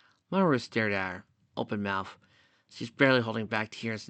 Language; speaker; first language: English; native; English